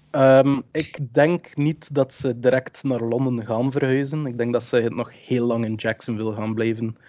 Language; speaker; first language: Dutch; early bilingual, other home language; English